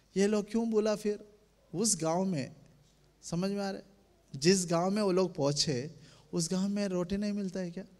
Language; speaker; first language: Hindi; non-native, local second language; Telugu